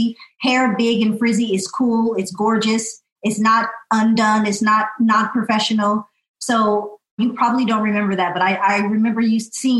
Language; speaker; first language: English; native; English